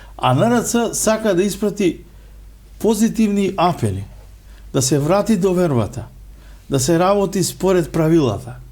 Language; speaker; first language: Macedonian; non-native, local second language; Romany